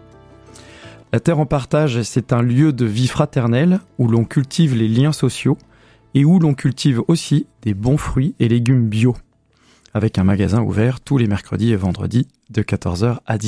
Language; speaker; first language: French; native; French